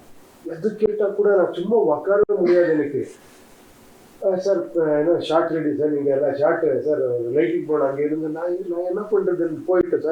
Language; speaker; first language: Tamil; non-native, learner; Kannada